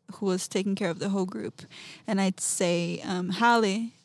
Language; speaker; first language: English; non-native, fluent; Portuguese